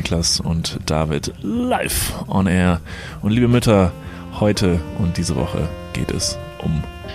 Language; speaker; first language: German; native; German